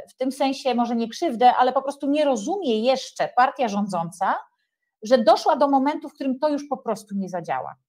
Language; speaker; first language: Polish; native; Polish